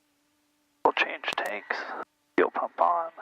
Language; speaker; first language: English; native; English